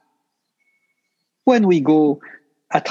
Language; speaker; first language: English; non-native, fluent; French